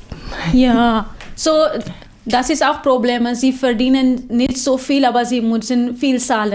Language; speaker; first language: German; non-native, fluent; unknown